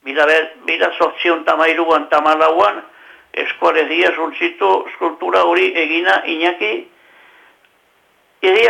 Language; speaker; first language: Basque; native; Basque